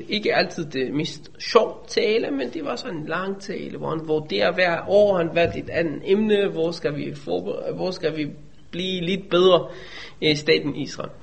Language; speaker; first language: Danish; non-native, fluent; Hebrew